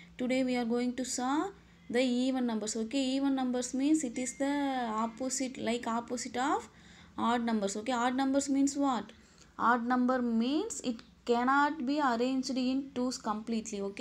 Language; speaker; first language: English; non-native, local second language; Tamil